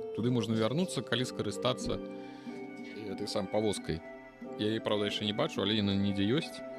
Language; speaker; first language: Belarusian; non-native, local second language; Russian